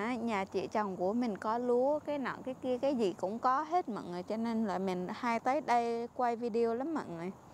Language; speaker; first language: Vietnamese; non-native, fluent; Jarai